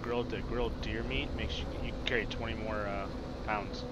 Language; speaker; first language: English; native; English